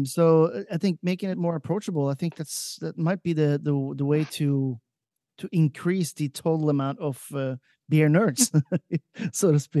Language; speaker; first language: English; non-native, fluent; Norwegian